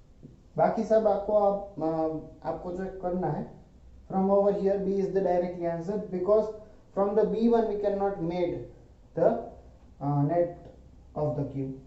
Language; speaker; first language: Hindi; non-native, local second language; Gujarati